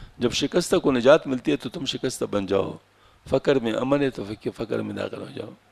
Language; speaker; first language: Urdu; non-native, local second language; Pashto